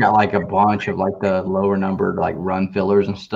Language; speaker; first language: English; native; English